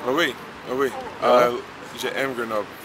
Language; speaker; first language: French; non-native, learner; English